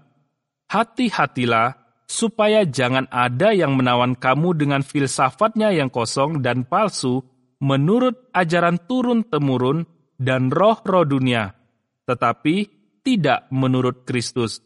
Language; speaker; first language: Indonesian; native; Indonesian